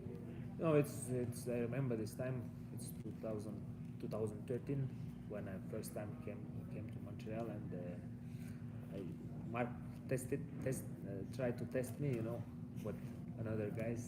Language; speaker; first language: English; non-native, learner; Russian